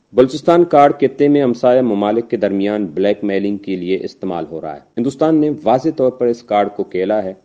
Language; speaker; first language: Urdu; non-native, local second language; Baluchi